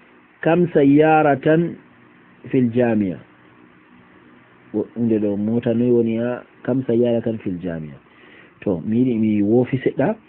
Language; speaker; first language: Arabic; non-native, fluent; Fula